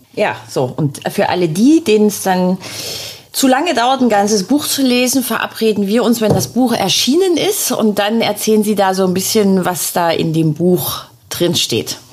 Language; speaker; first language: German; native; German